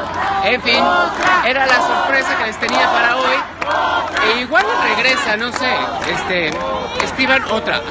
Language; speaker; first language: Spanish; native; Spanish